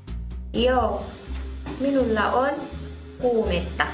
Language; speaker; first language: Finnish; non-native, learner; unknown